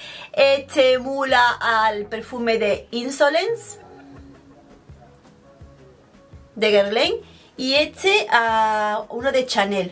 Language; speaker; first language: Spanish; native; Spanish